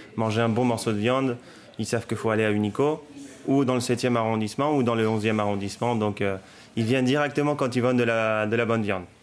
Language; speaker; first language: French; non-native, fluent; Spanish